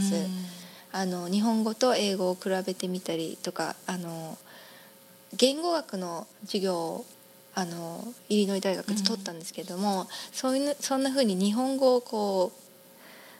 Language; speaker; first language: Japanese; native; Japanese